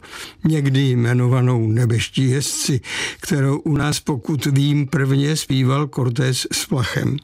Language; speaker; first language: Czech; native; Czech